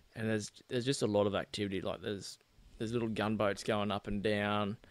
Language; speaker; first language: English; native; English